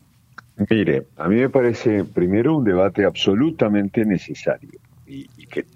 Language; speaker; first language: Spanish; native; Spanish